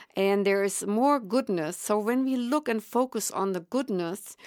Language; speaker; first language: English; non-native, fluent; German